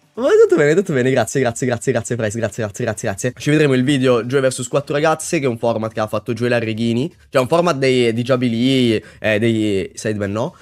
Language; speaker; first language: Italian; native; Italian